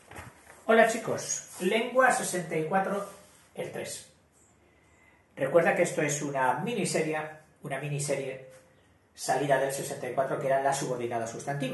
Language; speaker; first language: Spanish; native; Spanish